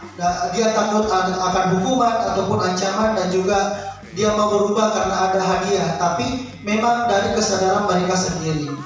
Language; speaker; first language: Indonesian; native; Indonesian